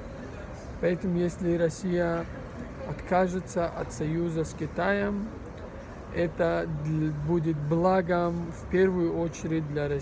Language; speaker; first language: Russian; non-native, fluent; Persian